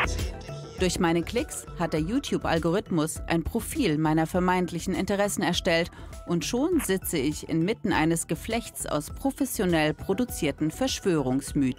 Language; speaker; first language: German; native; German